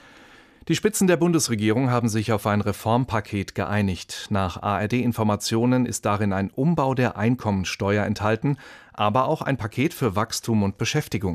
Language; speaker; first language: German; native; German